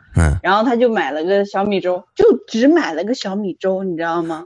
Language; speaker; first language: Chinese; native; Chinese